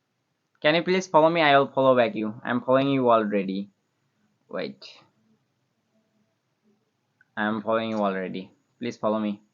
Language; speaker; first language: English; non-native, learner; Bangla